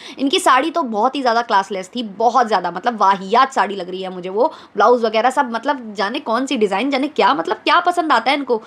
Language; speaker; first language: Hindi; native; Hindi